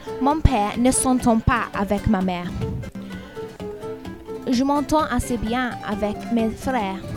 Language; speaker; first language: French; non-native, learner; English